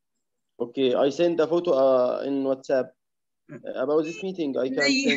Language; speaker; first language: English; non-native, learner; Arabic